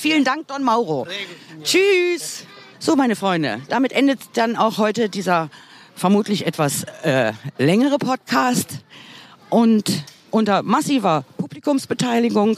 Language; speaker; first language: German; native; German